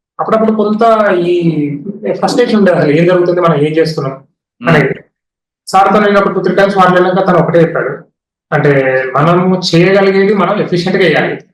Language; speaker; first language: Telugu; native; Telugu